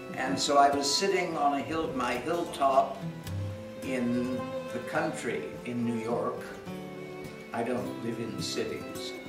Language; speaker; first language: English; native; English